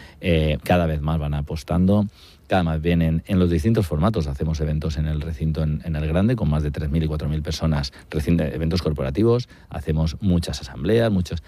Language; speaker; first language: Spanish; native; Spanish